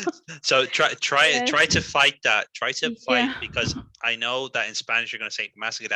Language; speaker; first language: English; non-native, fluent; Spanish